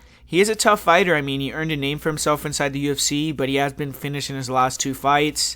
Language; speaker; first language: English; native; English